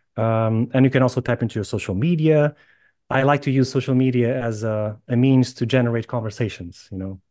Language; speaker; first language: English; non-native, fluent; Portuguese